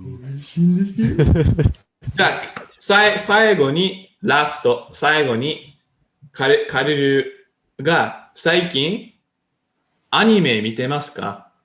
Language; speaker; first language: Japanese; non-native, learner; English